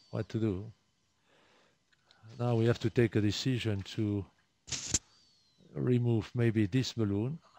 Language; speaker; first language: English; non-native, fluent; French